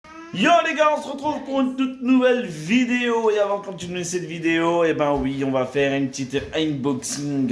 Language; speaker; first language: French; native; French